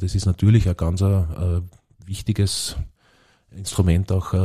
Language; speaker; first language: German; native; German